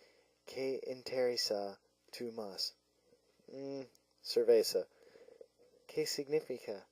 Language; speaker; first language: Spanish; non-native, learner; English